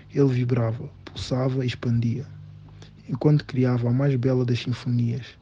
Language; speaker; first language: Portuguese; native; Portuguese